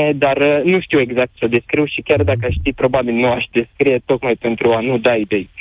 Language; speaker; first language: Romanian; native; Romanian